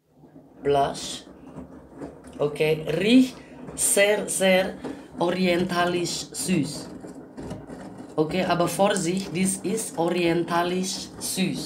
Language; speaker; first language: German; non-native, learner; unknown